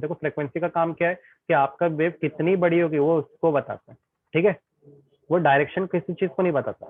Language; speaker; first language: Hindi; native; Hindi